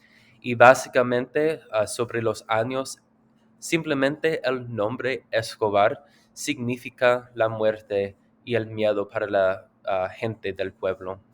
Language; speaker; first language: Spanish; non-native, learner; English